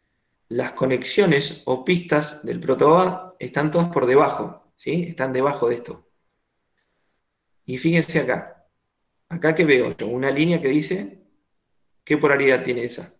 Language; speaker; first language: Spanish; native; Spanish